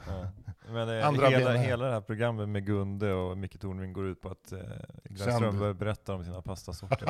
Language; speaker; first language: Swedish; native; Swedish